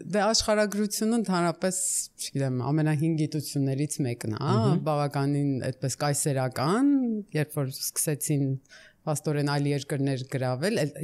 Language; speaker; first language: Armenian; early bilingual, heritage; Armenian